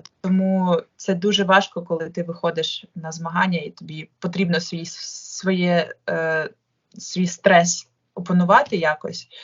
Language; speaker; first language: Ukrainian; non-native, local second language; Russian